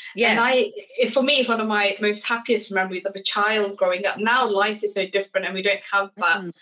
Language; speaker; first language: English; native; English